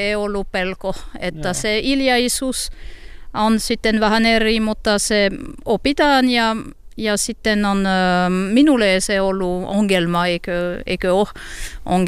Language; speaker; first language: Finnish; non-native, fluent; French